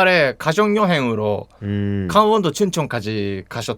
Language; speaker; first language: Korean; non-native, fluent; Japanese